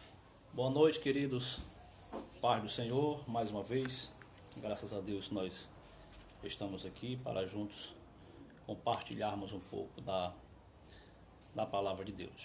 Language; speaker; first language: Portuguese; native; Portuguese